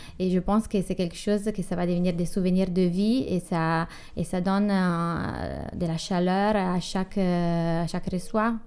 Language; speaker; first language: French; non-native, fluent; Italian